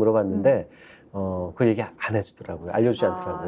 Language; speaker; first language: Korean; native; Korean